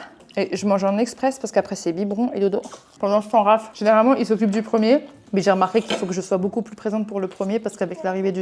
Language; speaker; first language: French; native; French